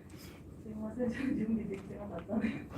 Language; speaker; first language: Japanese; non-native, fluent; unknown